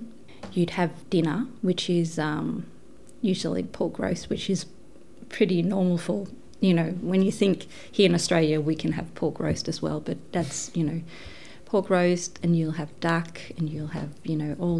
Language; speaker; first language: English; non-native, fluent; Danish